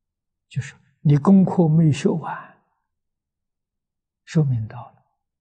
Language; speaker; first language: Chinese; native; Chinese